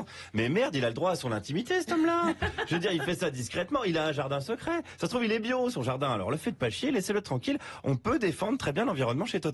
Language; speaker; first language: French; native; French